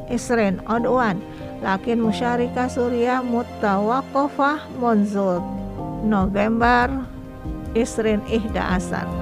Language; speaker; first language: Arabic; non-native, fluent; Indonesian